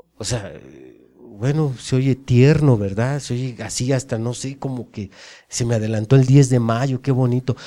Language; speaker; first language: Spanish; native; Spanish